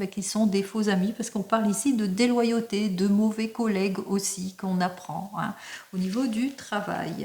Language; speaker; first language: French; native; French